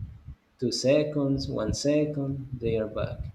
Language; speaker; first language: English; non-native, fluent; Spanish